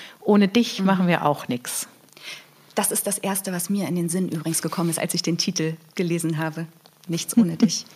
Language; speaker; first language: German; native; German